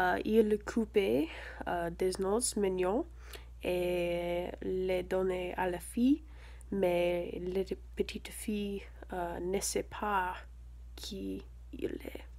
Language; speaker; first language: French; non-native, learner; English